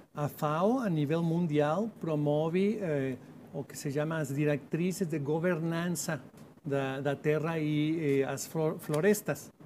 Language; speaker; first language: Portuguese; non-native, learner; Spanish